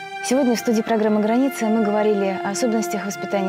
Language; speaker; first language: Russian; native; Russian